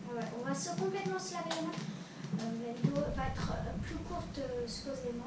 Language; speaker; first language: French; native; French